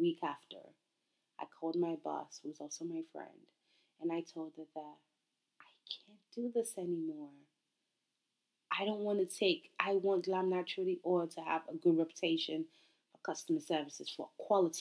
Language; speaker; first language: English; non-native, local second language; Yoruba